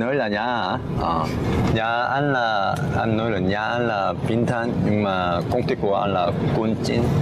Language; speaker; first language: Vietnamese; non-native, learner; Korean